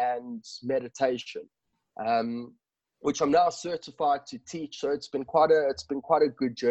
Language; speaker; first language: English; native; English